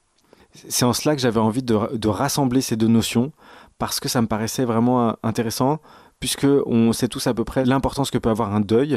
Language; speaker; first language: French; native; French